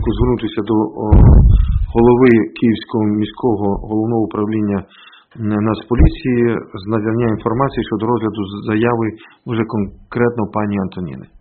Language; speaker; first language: Ukrainian; non-native, local second language; Russian